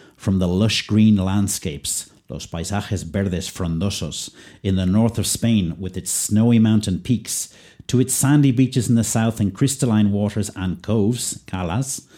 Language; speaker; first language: English; native; English